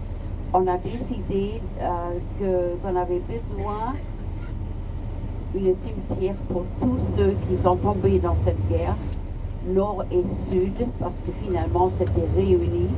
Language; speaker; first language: French; non-native, fluent; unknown